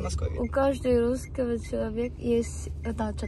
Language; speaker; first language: Russian; non-native, fluent; Korean